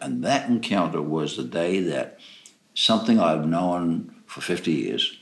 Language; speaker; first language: English; native; English